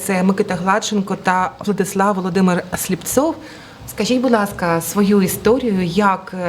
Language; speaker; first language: Ukrainian; native; Ukrainian